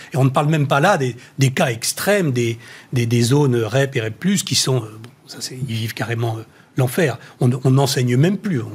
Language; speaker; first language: French; native; French